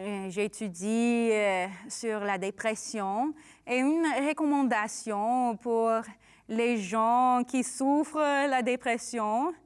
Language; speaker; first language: French; non-native, learner; English